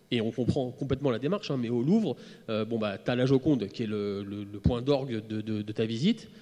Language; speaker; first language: French; native; French